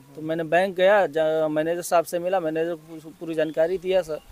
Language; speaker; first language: Hindi; native; Hindi